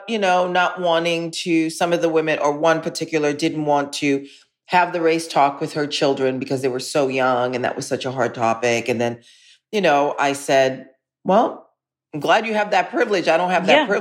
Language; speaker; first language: English; native; English